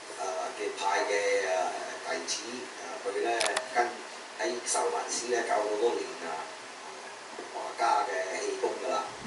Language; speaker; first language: Cantonese; early bilingual, heritage; Cantonese